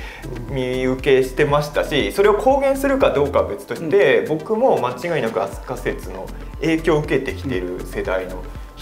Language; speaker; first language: Japanese; native; Japanese